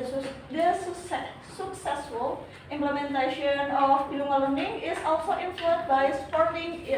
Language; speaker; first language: English; non-native, learner; Indonesian